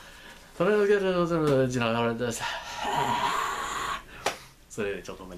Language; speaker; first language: Japanese; non-native, learner; English